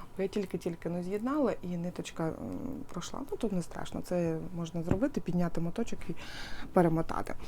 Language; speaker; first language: Ukrainian; non-native, local second language; Russian